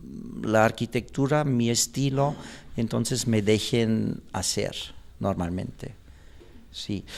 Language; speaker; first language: Spanish; non-native, fluent; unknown